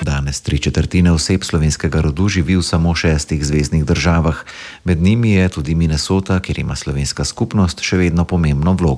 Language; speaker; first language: Slovenian; native; Slovenian